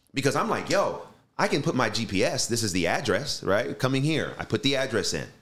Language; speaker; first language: English; native; English